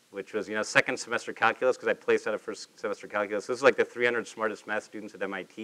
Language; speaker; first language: English; native; English